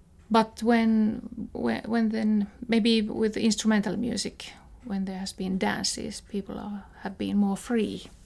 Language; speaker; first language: English; non-native, fluent; Finnish